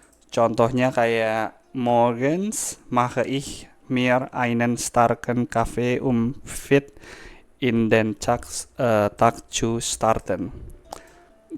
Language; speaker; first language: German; non-native, fluent; Indonesian